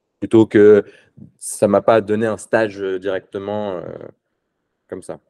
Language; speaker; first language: French; non-native, local second language; Arabic